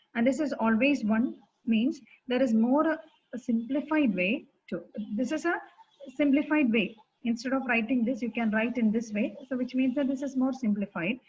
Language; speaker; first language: English; non-native, local second language; Malayalam